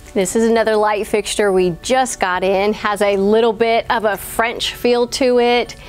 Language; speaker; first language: English; native; English